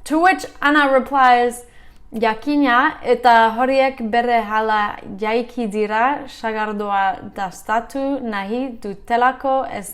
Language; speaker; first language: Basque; non-native, learner; English